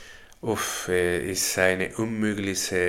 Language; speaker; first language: German; non-native, learner; Spanish